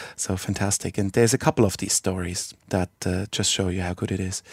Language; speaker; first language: English; non-native, fluent; Swiss German